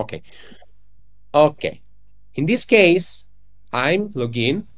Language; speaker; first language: English; non-native, learner; Italian